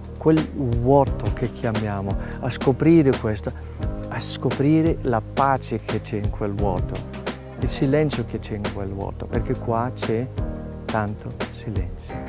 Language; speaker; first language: Italian; non-native, fluent; Danish